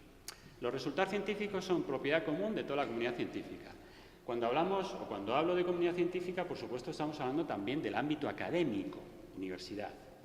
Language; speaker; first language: Spanish; native; Spanish